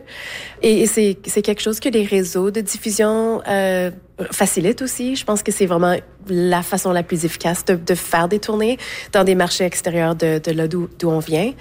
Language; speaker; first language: French; native; French